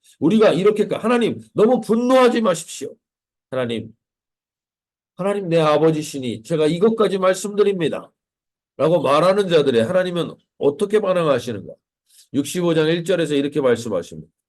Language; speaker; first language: Korean; native; Korean